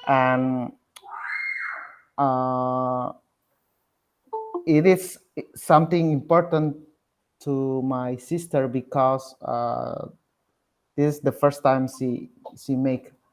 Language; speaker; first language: English; non-native, learner; Indonesian